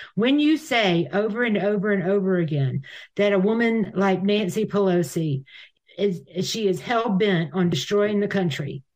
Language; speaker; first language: English; native; English